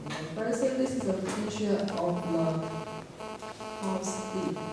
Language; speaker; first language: English; non-native, learner; Chinese